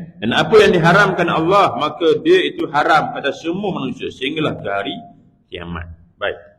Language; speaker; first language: Malay; native; Malay